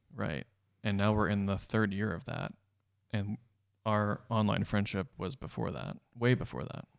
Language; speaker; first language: English; native; English